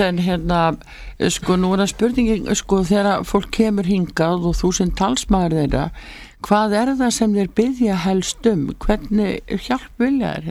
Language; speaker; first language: Icelandic; native; Icelandic